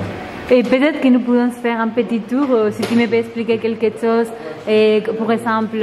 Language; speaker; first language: French; non-native, learner; Spanish